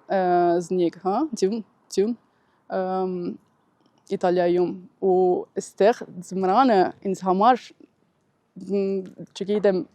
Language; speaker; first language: Armenian; non-native, learner; Italian